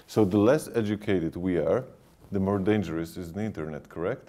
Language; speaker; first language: English; non-native, fluent; Polish